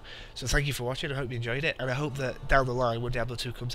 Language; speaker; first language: English; native; English